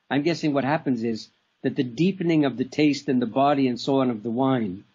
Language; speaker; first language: English; native; English